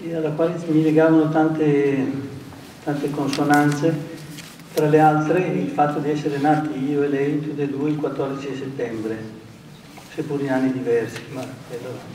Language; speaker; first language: Italian; native; Italian